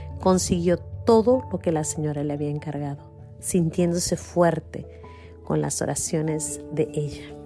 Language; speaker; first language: Spanish; native; Spanish